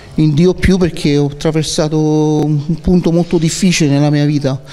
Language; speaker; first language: Italian; early bilingual, other home language; English